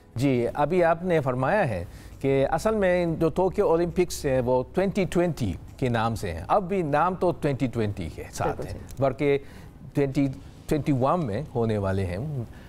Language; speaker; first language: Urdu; non-native, fluent; Japanese